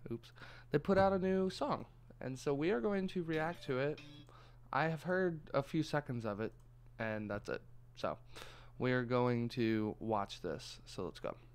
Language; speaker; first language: English; native; English